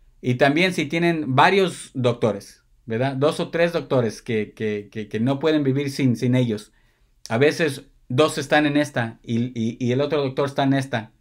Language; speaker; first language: Spanish; early bilingual, heritage; Spanish